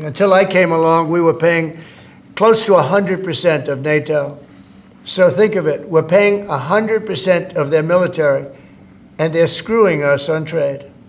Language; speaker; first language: English; native; English